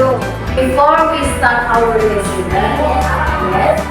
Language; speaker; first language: English; non-native, learner; Indonesian